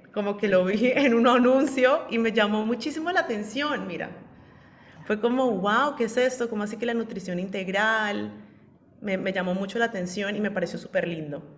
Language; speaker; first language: Spanish; native; Spanish